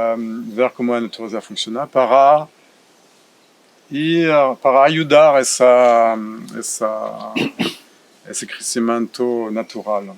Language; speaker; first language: Portuguese; non-native, fluent; French